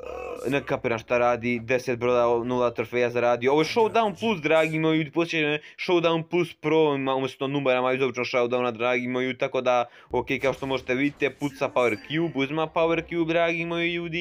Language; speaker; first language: Serbian; native; Serbian